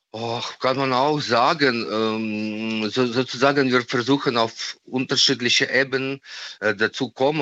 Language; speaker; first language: German; non-native, fluent; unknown